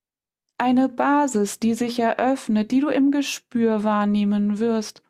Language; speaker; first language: German; native; German